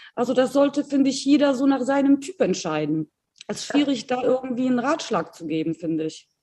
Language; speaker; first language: German; early bilingual, other home language; Polish